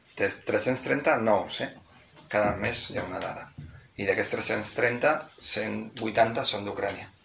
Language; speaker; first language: Catalan; non-native, local second language; Spanish